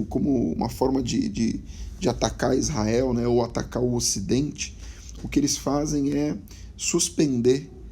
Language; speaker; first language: Portuguese; native; Portuguese